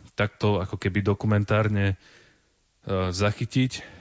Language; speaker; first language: Slovak; native; Slovak